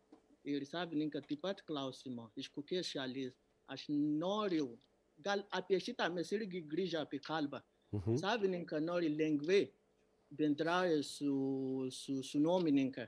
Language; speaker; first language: Lithuanian; non-native, learner; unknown